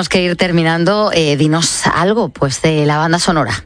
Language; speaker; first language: Spanish; native; Spanish